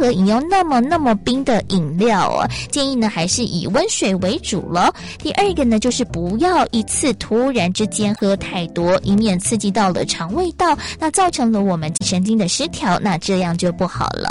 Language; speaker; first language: Chinese; native; Chinese